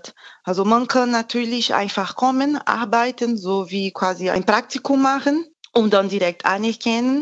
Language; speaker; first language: German; non-native, fluent; Portuguese